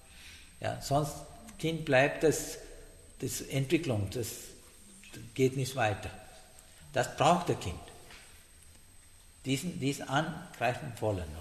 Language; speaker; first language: German; non-native, learner; Sinhala